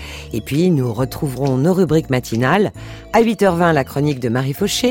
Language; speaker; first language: French; native; French